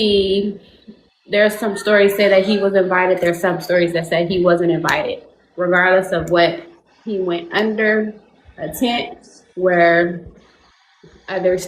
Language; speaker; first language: English; native; English